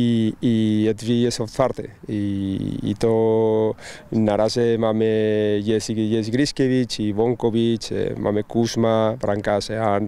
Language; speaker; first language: Polish; non-native, learner; Spanish